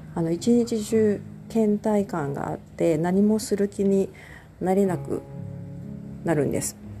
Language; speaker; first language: Japanese; native; Japanese